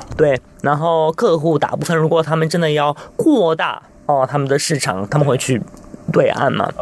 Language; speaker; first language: Chinese; non-native, fluent; Italian